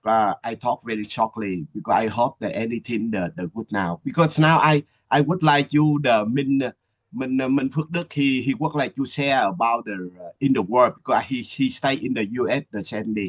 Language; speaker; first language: English; non-native, learner; Vietnamese